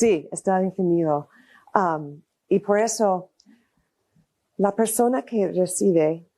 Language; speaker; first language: Spanish; non-native, fluent; English